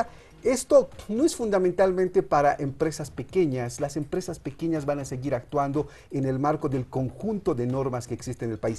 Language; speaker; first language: Spanish; native; Spanish